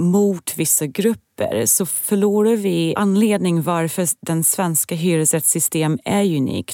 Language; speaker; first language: Swedish; non-native, fluent; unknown